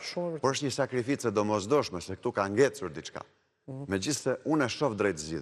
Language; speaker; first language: Albanian; native; Albanian